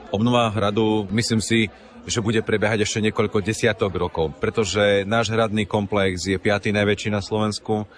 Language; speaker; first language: Slovak; native; Slovak